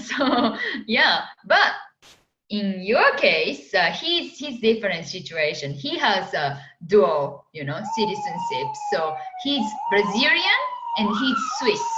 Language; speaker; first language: English; non-native, fluent; Japanese